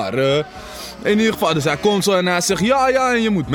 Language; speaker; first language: Dutch; native; Dutch